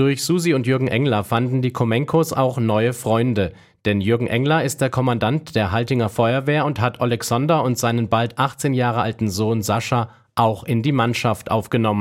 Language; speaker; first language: German; native; German